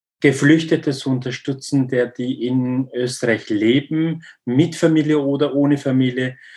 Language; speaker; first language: German; non-native, learner; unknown